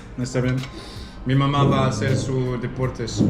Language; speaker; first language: Spanish; non-native, learner; Dutch